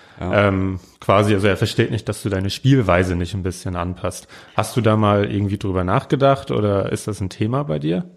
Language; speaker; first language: German; native; German